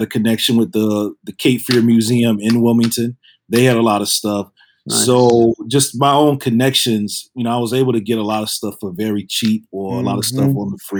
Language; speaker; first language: English; native; English